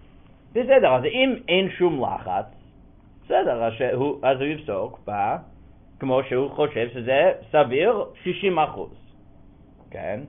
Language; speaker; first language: Hebrew; non-native, fluent; English